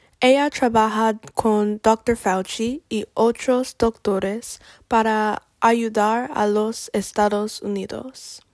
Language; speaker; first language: Spanish; non-native, learner; English